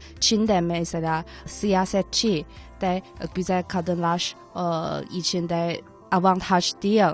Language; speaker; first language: Turkish; non-native, learner; Chinese